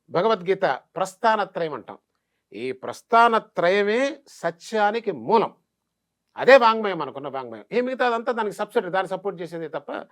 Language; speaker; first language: Telugu; native; Telugu